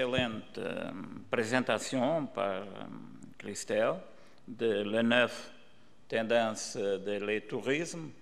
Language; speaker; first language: French; non-native, learner; Portuguese